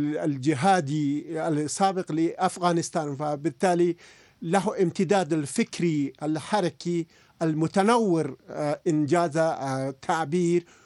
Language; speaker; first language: Arabic; non-native, fluent; Persian